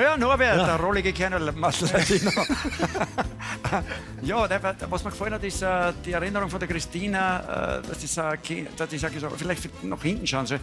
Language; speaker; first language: German; native; German